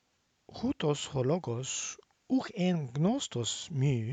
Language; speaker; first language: Greek; non-native, fluent; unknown